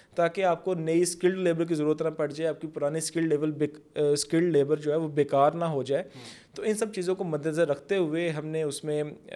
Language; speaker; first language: Urdu; non-native, local second language; Punjabi